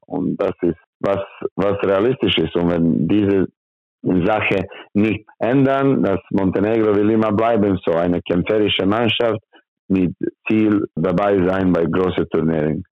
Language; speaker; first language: German; non-native, learner; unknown